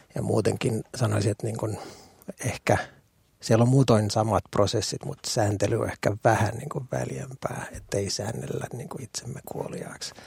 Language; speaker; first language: Finnish; non-native, local second language; Swedish